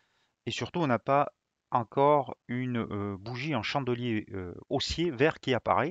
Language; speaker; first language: French; native; French